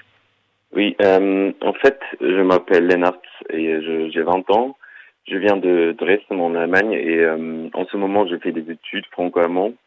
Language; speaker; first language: French; non-native, fluent; German